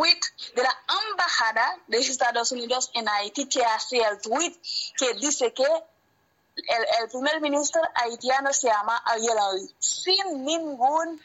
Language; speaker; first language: Spanish; non-native, learner; Haitian Creole